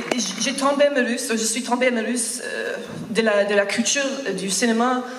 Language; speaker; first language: French; non-native, learner; English